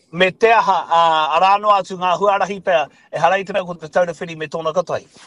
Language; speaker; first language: Māori; non-native, local second language; English